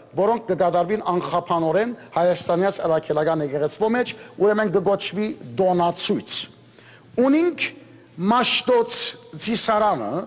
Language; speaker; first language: Armenian; early bilingual, heritage; Armenian